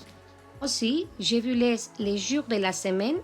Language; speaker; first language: French; non-native, learner; Spanish